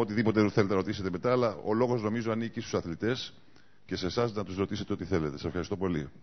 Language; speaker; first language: Greek; native; Greek